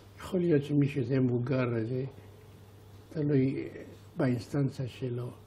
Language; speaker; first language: Hebrew; non-native, fluent; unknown